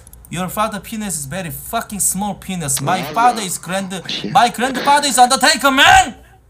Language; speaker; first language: English; non-native, learner; Korean